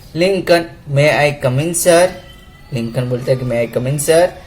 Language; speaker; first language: Hindi; non-native, local second language; Gujarati